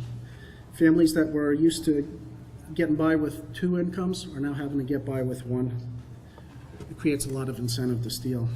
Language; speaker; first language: English; native; English